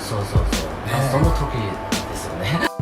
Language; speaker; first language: Japanese; non-native, learner; Chinese